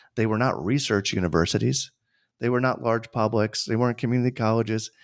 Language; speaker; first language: English; native; English